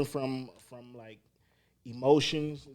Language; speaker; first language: English; native; English